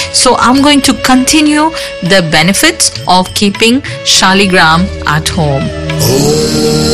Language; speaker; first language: Hindi; non-native, local second language; Morisyen